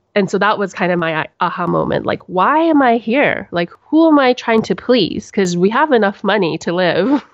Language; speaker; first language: English; native; English